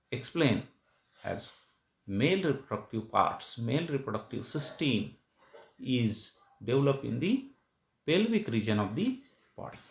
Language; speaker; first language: English; non-native, local second language; Marathi